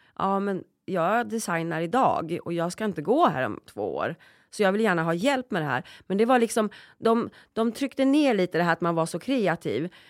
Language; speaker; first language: Swedish; early bilingual, other home language; Polish